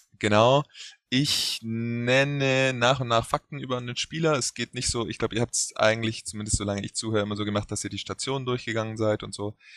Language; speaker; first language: German; native; German